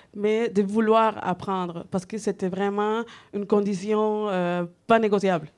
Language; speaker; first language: French; non-native, fluent; Spanish